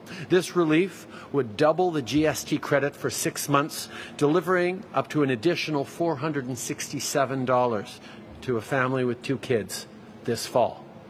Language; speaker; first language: English; early bilingual, other home language; French